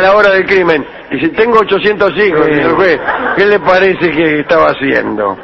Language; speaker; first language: Spanish; native; Spanish